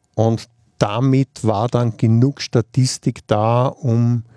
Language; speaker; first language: German; native; German